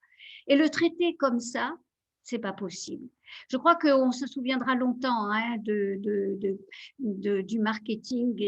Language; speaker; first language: French; native; French